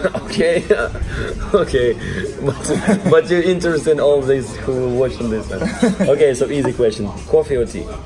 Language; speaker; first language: English; non-native, learner; Russian